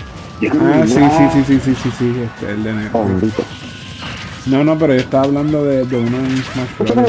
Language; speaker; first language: Spanish; native; Spanish